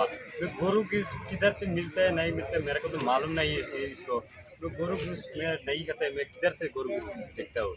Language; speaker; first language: Hindi; non-native, local second language; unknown